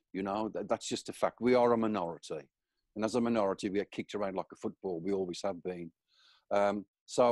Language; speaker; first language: English; native; English